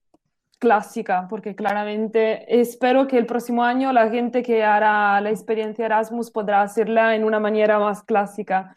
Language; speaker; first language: Spanish; non-native, learner; Italian